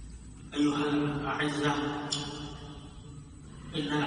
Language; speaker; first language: Arabic; non-native, fluent; Urdu